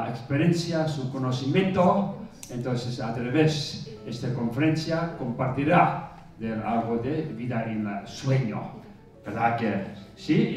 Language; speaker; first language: Spanish; non-native, fluent; Tibetan